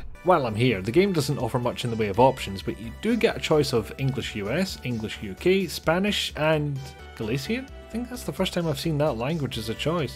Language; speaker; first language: English; native; English